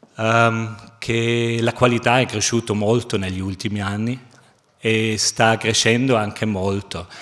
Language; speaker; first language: Italian; non-native, fluent; German